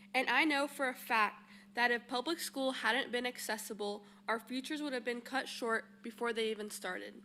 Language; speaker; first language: English; early bilingual, other home language; Spanish